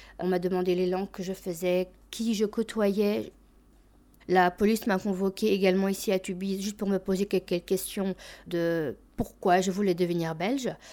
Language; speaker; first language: French; early bilingual, other home language; Albanian